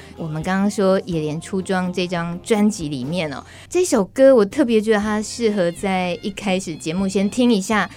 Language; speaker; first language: Chinese; native; Chinese